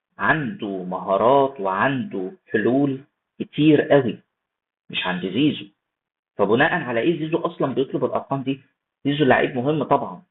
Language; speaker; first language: Arabic; native; Arabic